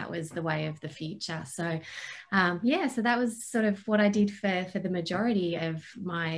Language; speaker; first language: English; native; English